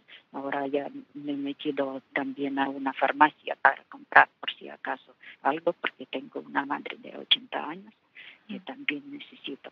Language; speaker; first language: Spanish; non-native, learner; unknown